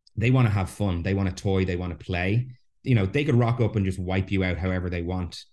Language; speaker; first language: English; native; English